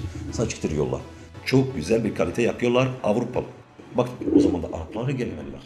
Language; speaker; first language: Turkish; non-native, learner; Arabic